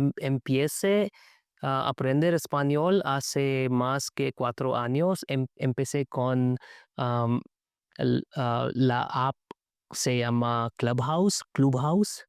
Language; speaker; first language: Spanish; non-native, learner; English